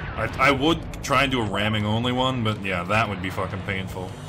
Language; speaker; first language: English; native; English